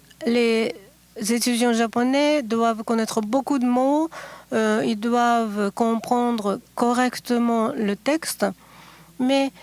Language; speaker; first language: French; non-native, fluent; Japanese